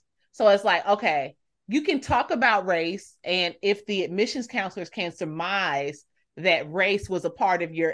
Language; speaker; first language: English; native; English